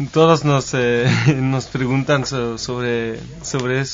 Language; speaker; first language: Spanish; non-native, fluent; French